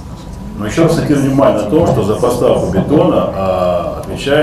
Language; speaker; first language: Russian; native; Russian